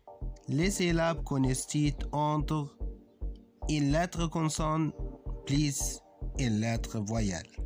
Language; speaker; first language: French; non-native, fluent; Arabic